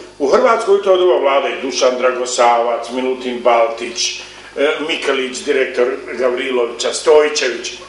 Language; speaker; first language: Croatian; native; Croatian